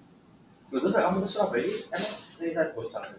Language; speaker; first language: Indonesian; native; Indonesian